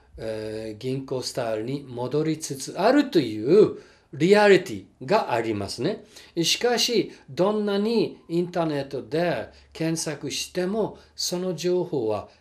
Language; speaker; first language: Japanese; non-native, fluent; English